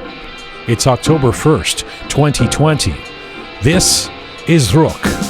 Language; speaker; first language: English; early bilingual, heritage; Persian